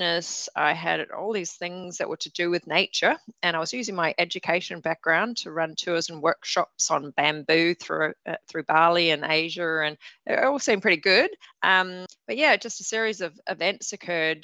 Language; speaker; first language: English; native; English